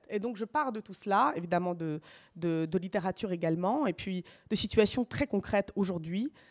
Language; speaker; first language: French; early bilingual, other home language; Russian